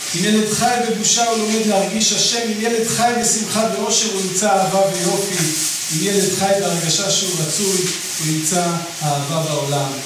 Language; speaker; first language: Hebrew; native; Hebrew